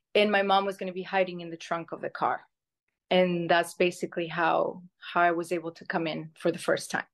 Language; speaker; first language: English; early bilingual, other home language; Spanish